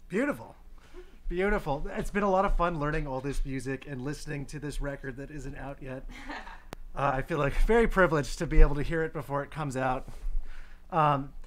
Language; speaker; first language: English; native; English